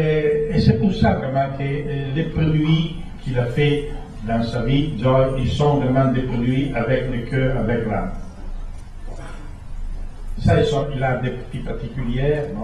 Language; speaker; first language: French; non-native, fluent; Italian